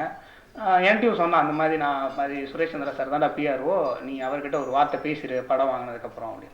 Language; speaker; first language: Tamil; native; Tamil